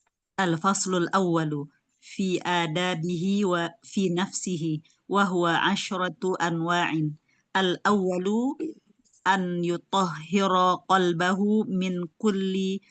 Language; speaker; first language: Arabic; non-native, learner; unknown